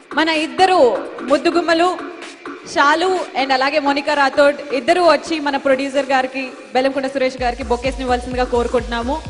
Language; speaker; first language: Telugu; native; Telugu